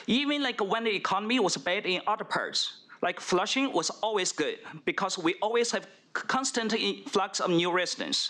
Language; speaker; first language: English; non-native, fluent; Chinese